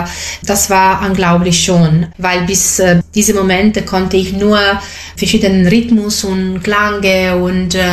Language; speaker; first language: German; non-native, fluent; Italian